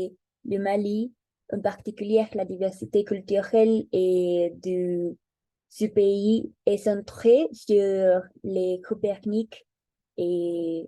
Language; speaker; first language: French; non-native, learner; Spanish